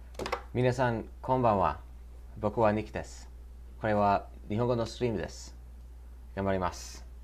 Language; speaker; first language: Japanese; non-native, learner; English